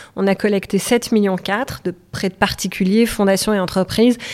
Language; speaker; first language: French; native; French